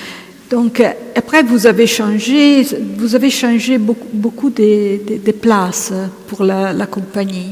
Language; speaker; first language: French; non-native, fluent; Italian